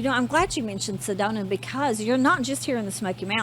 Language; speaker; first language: English; native; English